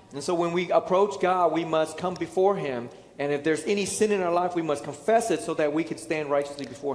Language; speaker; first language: English; early bilingual, other home language; Vietnamese